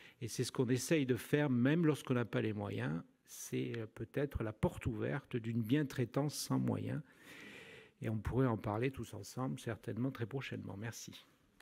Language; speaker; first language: French; native; French